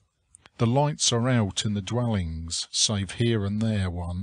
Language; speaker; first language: English; native; English